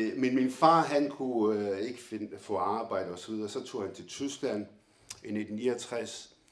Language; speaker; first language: Danish; early bilingual, other home language; Arabic